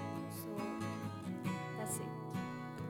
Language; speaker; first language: English; non-native, learner; Bangla